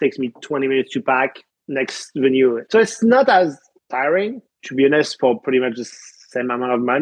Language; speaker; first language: English; non-native, fluent; French